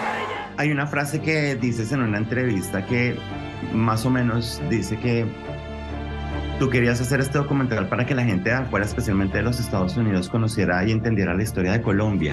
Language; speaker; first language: Spanish; native; Spanish